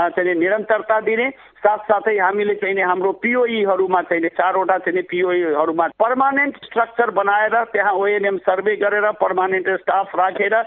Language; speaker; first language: Nepali; non-native, local second language; Maithili